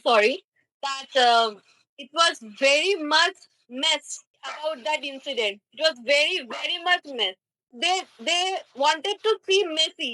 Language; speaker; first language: English; non-native, learner; Bangla